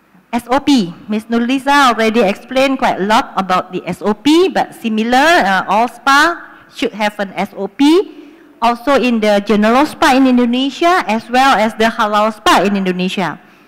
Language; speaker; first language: English; non-native, fluent; Indonesian